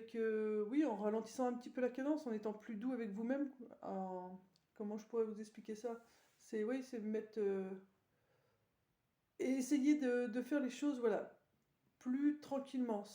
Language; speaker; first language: French; native; French